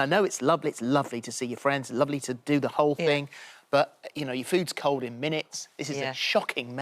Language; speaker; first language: English; native; English